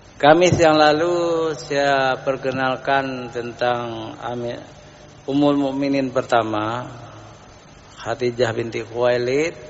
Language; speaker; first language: Indonesian; non-native, local second language; Achinese